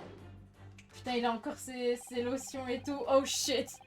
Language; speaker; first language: French; native; French